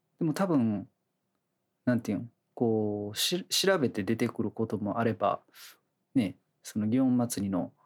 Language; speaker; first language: Japanese; native; Japanese